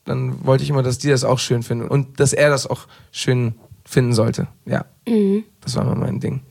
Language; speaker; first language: German; early bilingual, heritage; German